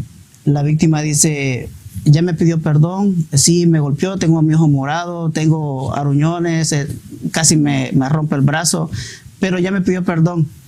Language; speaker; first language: Spanish; native; Spanish